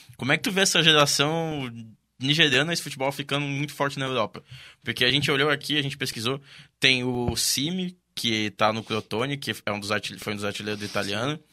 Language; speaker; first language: Portuguese; native; Portuguese